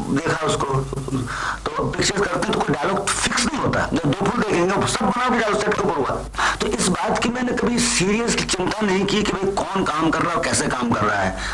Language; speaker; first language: Hindi; non-native, local second language; Bangla